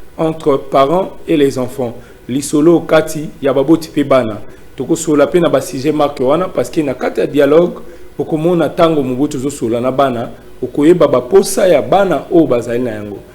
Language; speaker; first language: Lingala; native; Lingala